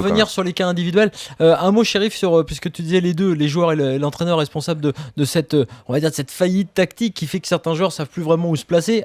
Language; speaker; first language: French; native; French